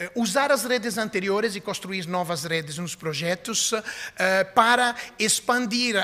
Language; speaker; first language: Portuguese; non-native, fluent; Italian